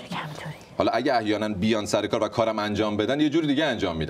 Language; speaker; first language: Persian; native; Persian